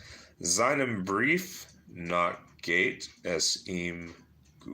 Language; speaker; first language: German; non-native, learner; English